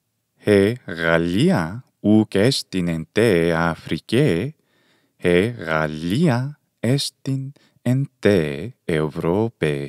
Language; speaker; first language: Greek; non-native, fluent; English